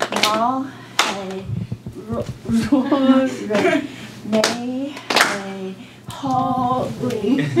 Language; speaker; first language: Cantonese; non-native, learner; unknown